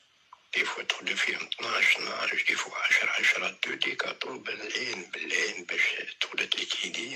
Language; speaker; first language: Arabic; native; Arabic